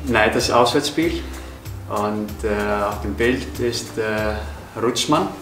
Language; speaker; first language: German; non-native, learner; Icelandic